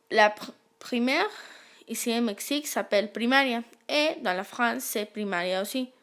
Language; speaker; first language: French; non-native, learner; Spanish